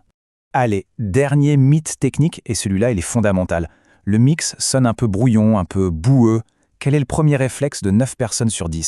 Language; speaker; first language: French; native; French